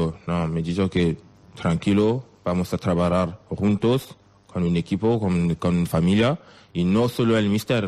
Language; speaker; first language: Spanish; non-native, learner; French